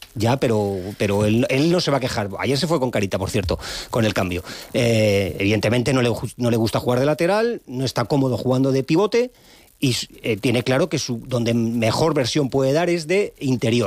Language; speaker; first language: Spanish; native; Spanish